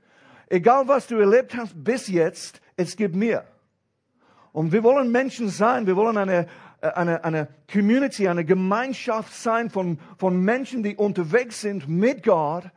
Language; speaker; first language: German; non-native, fluent; English